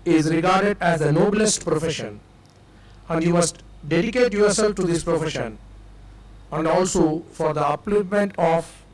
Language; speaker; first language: English; non-native, local second language; Tamil